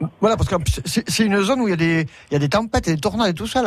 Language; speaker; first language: French; native; French